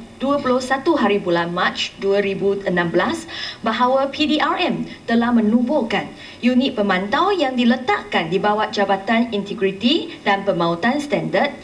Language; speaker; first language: Malay; non-native, local second language; Chinese